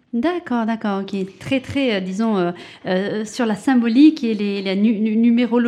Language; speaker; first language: French; native; French